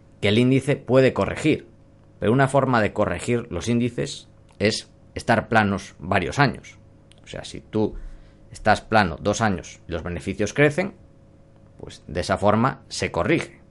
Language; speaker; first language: Spanish; native; Spanish